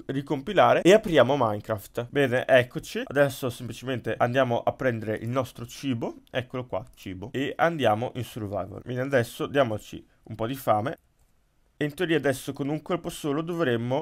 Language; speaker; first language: Italian; native; Italian